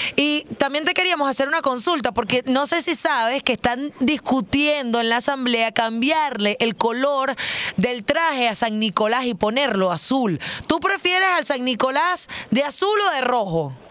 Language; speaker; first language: Spanish; native; Spanish